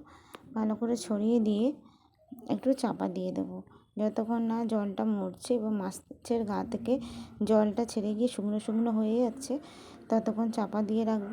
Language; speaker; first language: Bangla; native; Bangla